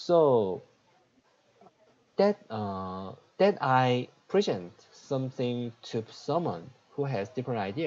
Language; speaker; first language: English; non-native, learner; Korean